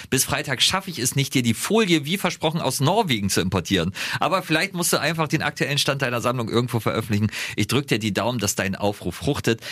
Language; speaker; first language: German; native; German